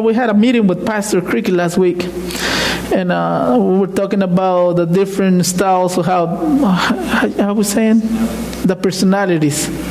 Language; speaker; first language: English; non-native, fluent; Spanish